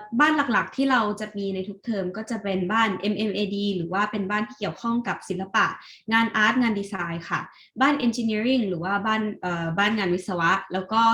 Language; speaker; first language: Thai; native; Thai